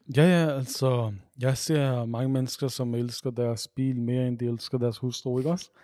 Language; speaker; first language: Danish; early bilingual, other home language; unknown